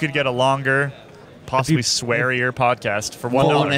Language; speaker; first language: English; native; English